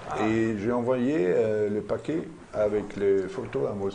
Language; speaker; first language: French; non-native, learner; German